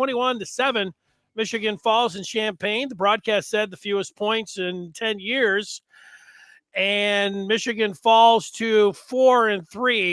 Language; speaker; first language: English; native; English